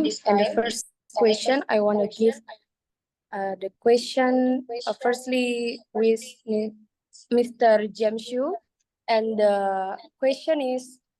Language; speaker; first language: English; non-native, learner; Indonesian